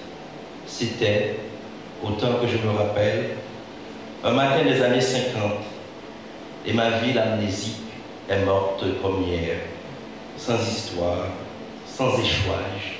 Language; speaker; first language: French; non-native, local second language; Haitian Creole